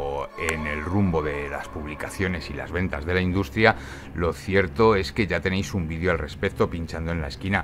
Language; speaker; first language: Spanish; native; Spanish